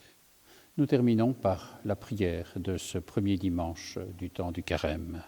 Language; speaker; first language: French; native; French